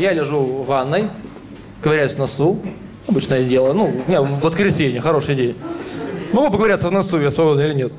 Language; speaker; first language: Russian; native; Russian